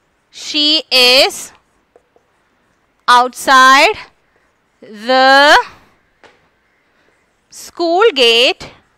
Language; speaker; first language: English; non-native, local second language; Malayalam